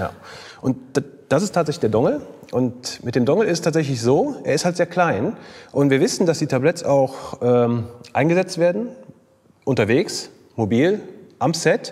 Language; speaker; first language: German; native; German